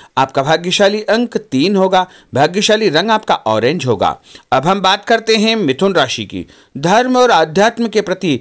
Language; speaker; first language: Hindi; native; Hindi